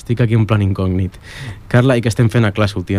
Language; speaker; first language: Catalan; native; Catalan